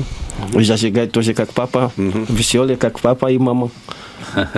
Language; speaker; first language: Russian; non-native, learner; Lingala